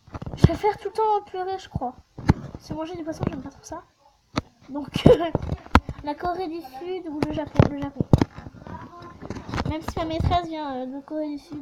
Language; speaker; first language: French; native; French